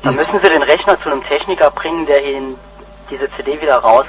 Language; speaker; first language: German; native; German